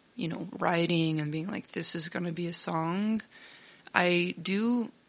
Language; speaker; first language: English; native; English